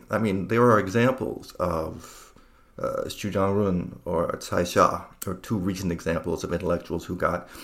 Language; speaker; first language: English; native; English